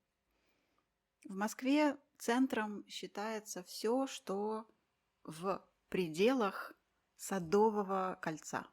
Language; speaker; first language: Russian; native; Russian